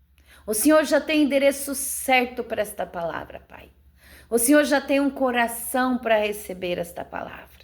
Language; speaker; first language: Portuguese; native; Portuguese